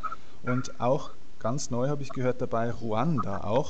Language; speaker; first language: German; native; German